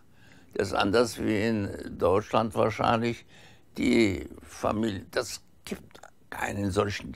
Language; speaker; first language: German; early bilingual, heritage; German